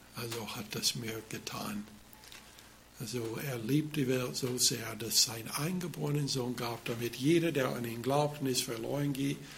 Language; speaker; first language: German; non-native, fluent; English